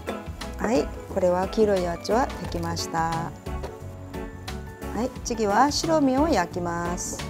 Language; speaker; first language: Japanese; non-native, fluent; Korean